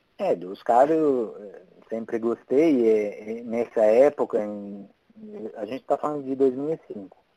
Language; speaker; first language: Portuguese; non-native, fluent; Italian